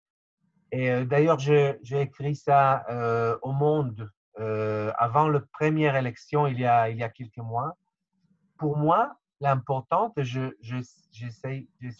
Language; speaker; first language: French; non-native, fluent; Hebrew